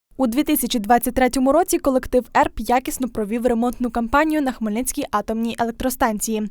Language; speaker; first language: Ukrainian; native; Ukrainian